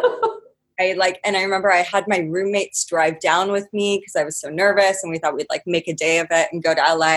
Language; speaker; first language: English; native; English